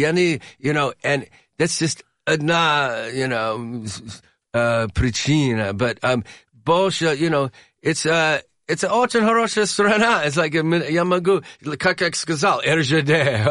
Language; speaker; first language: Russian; non-native, learner; English